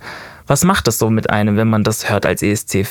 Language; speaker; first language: German; native; German